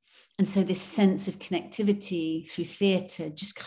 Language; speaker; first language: English; native; English